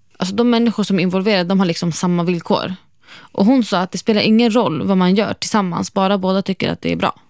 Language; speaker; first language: Swedish; non-native, fluent; Arabic